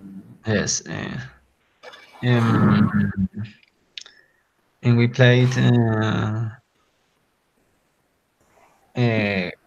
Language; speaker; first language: English; non-native, learner; Spanish